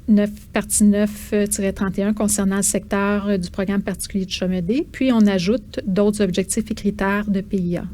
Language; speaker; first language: French; native; French